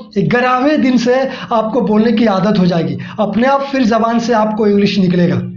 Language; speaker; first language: Hindi; native; Hindi